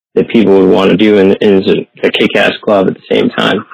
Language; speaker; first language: English; native; English